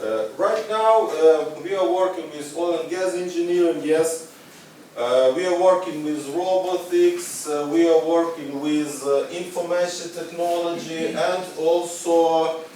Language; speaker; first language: English; non-native, learner; Ukrainian